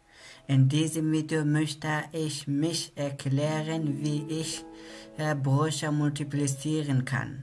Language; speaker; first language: German; non-native, learner; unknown